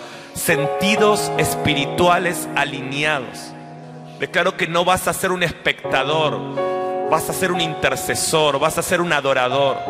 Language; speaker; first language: Spanish; native; Spanish